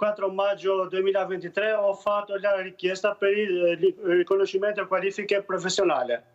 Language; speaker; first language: Italian; non-native, learner; Albanian